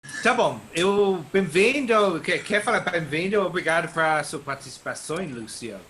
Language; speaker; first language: Portuguese; non-native, learner; English